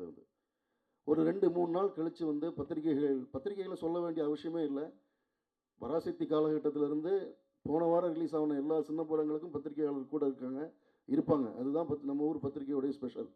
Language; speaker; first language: Tamil; native; Tamil